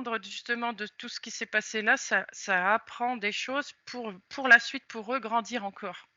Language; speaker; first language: French; native; French